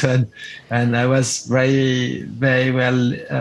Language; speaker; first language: English; non-native, fluent; French